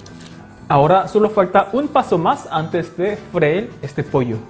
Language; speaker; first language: Spanish; non-native, local second language; Korean